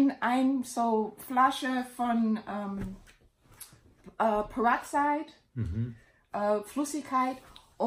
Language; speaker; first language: German; non-native, learner; English